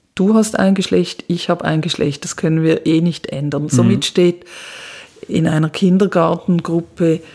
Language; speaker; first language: German; native; German